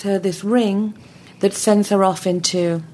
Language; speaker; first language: English; native; English